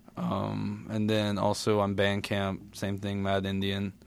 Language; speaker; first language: English; native; English